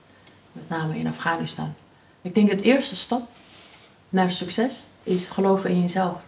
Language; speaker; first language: Dutch; early bilingual, other home language; Persian